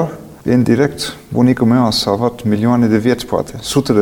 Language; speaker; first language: Romanian; non-native, fluent; English